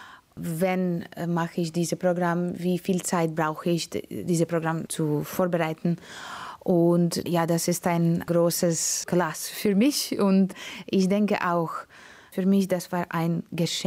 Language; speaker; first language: German; non-native, learner; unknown